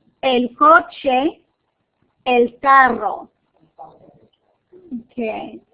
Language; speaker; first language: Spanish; non-native, fluent; English